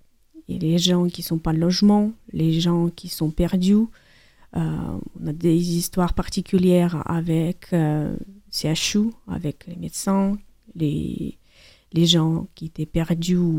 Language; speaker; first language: French; non-native, learner; Ukrainian